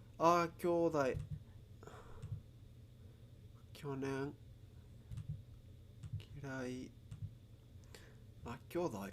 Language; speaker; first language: Japanese; non-native, learner; Spanish